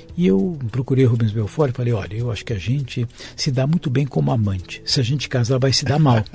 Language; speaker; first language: Portuguese; native; Portuguese